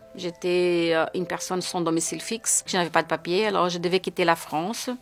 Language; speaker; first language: French; non-native, fluent; Portuguese